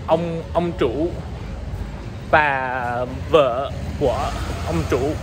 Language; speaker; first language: Vietnamese; non-native, learner; English